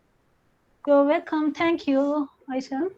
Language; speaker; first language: English; non-native, learner; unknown